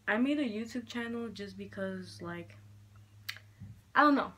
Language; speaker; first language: English; native; English